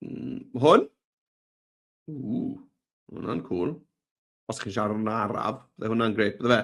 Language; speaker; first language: Welsh; native; Welsh